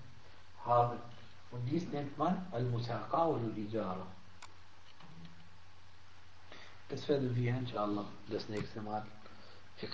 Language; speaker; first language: German; non-native, fluent; Arabic